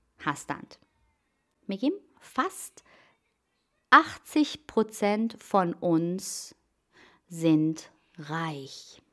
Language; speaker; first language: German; non-native, fluent; Persian